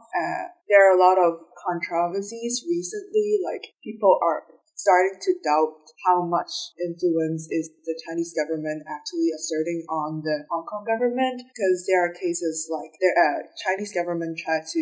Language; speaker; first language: English; non-native, local second language; Cantonese